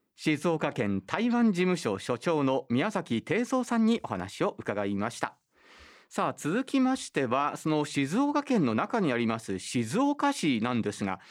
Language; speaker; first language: Japanese; native; Japanese